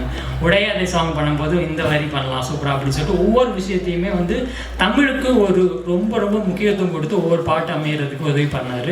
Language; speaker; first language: Tamil; native; Tamil